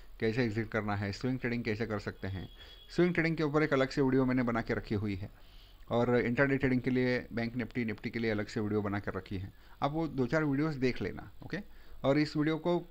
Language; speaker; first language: Hindi; non-native, local second language; Marathi